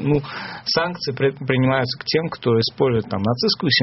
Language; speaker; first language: Russian; native; Russian